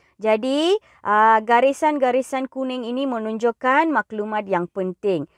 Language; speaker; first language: Malay; non-native, local second language; Tamil